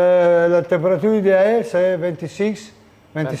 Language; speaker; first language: French; non-native, learner; Italian